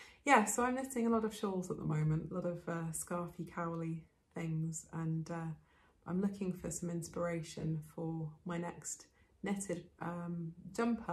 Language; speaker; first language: English; native; English